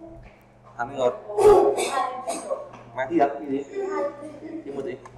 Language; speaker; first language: Vietnamese; native; Vietnamese